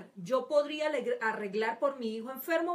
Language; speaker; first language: Spanish; native; Spanish